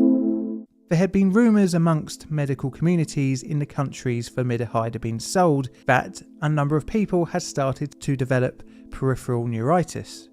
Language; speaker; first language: English; native; English